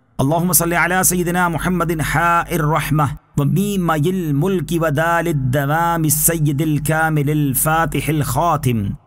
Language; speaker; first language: Arabic; non-native, fluent; Urdu